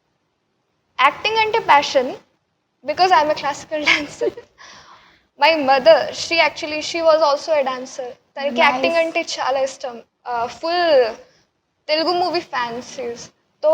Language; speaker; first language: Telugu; non-native, learner; Odia